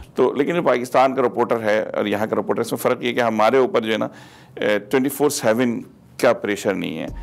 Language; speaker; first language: Urdu; native; Urdu